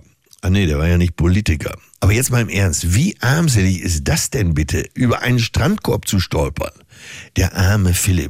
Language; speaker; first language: German; native; German